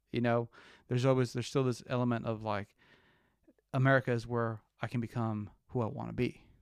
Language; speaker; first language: English; early bilingual, other home language; Spanish